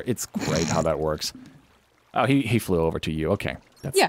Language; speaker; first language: English; native; English